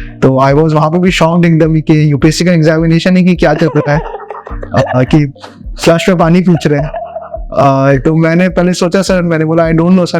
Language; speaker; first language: Hindi; native; Hindi